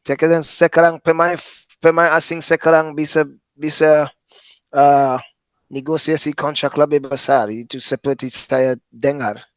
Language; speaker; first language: Indonesian; non-native, fluent; English